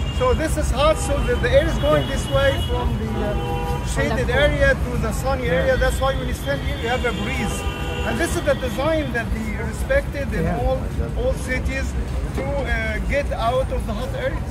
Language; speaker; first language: English; non-native, fluent; Arabic